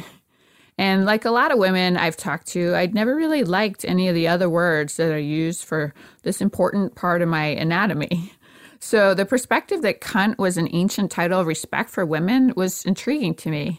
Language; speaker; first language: English; native; English